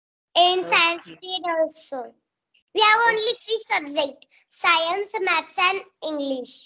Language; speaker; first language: English; non-native, local second language; Marathi